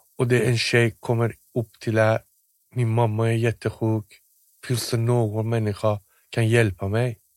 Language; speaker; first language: Swedish; non-native, fluent; Persian